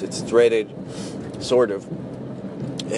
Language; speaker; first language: English; native; English